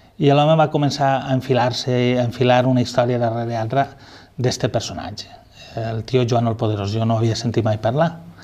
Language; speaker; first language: Catalan; native; Catalan